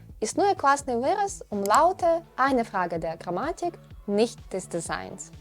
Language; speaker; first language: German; non-native, fluent; Ukrainian